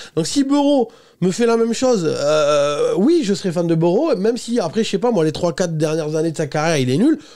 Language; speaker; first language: French; native; French